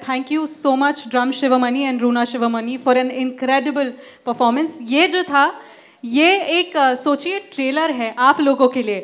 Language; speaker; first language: Hindi; native; Hindi